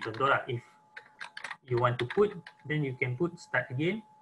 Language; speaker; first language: English; non-native, local second language; Malay